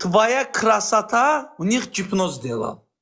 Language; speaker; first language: Russian; non-native, learner; Azerbaijani